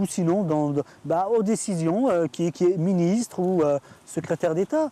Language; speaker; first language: French; native; French